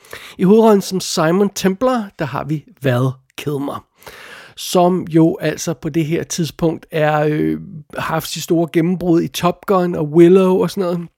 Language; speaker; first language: Danish; native; Danish